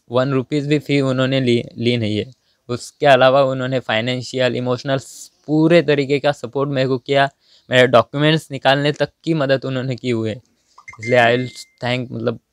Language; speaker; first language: Hindi; non-native, local second language; Marathi